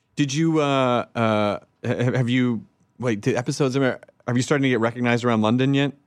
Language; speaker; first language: English; native; English